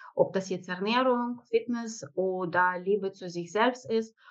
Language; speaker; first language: German; non-native, fluent; Russian